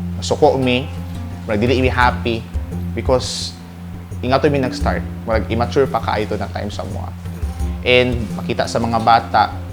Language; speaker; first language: Cebuano; native; Cebuano